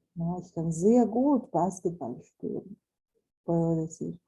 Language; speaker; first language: German; non-native, fluent; Spanish